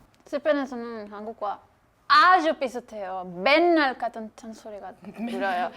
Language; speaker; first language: Korean; non-native, fluent; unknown